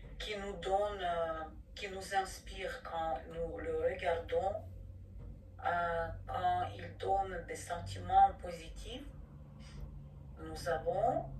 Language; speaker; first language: French; non-native, fluent; Ukrainian